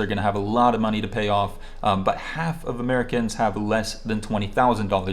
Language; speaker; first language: English; native; English